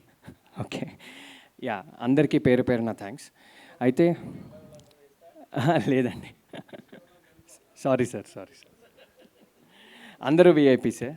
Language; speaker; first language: Telugu; native; Telugu